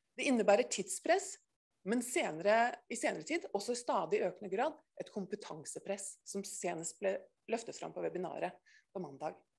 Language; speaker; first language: Norwegian; native; Norwegian